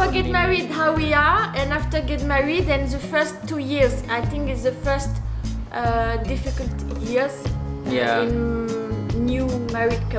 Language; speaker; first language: English; non-native, learner; French